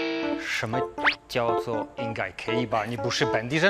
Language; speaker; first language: Chinese; non-native, learner; English